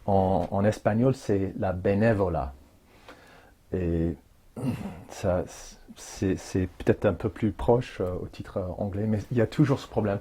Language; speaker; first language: French; non-native, fluent; English